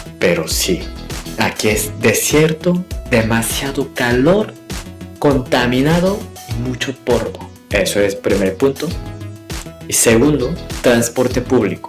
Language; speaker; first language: Spanish; non-native, fluent; Korean